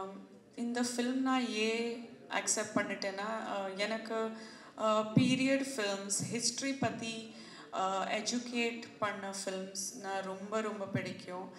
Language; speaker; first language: Tamil; non-native, fluent; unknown